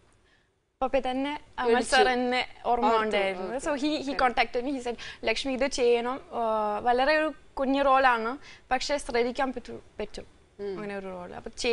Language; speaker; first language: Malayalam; non-native, fluent; French